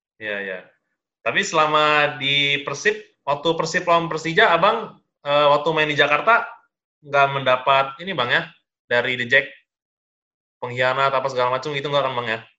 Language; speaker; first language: Indonesian; native; Indonesian